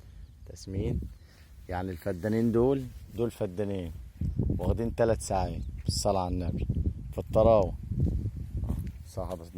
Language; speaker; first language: Arabic; native; Arabic